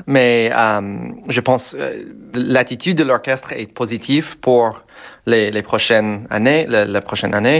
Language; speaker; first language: French; non-native, fluent; English